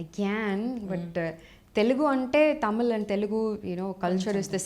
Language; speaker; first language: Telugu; non-native, fluent; Tamil